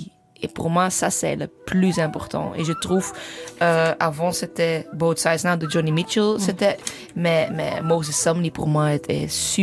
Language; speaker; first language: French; non-native, learner; English